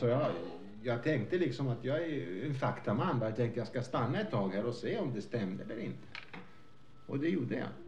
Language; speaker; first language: Swedish; non-native, fluent; Greek